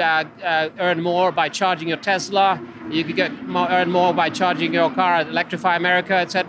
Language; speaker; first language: English; non-native, fluent; Finnish